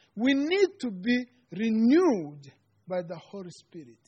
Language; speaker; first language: English; non-native, local second language; Kinyarwanda